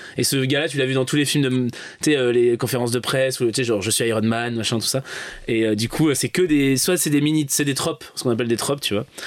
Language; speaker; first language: French; native; French